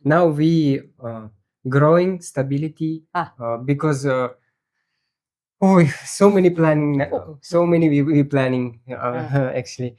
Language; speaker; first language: English; non-native, learner; Russian